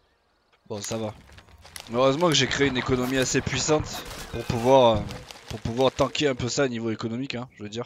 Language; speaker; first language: French; native; French